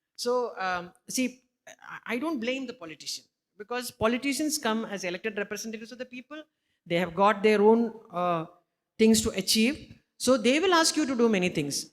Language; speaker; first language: English; non-native, local second language; Malayalam